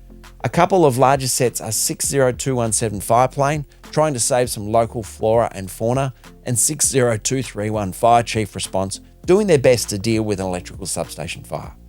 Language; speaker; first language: English; native; English